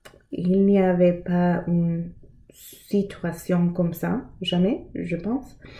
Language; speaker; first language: French; non-native, learner; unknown